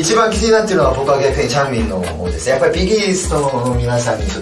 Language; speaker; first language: Japanese; non-native, fluent; Korean